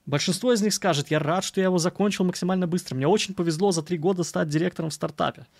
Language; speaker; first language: Russian; native; Russian